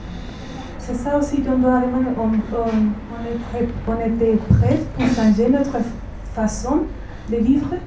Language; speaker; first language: French; non-native, fluent; Spanish